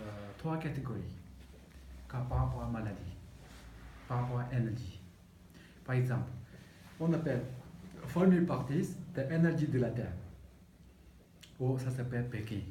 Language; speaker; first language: French; non-native, learner; Tibetan